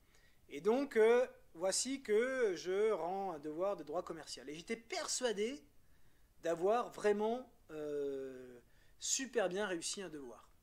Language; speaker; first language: French; native; French